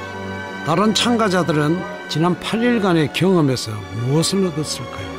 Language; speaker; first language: Korean; native; Korean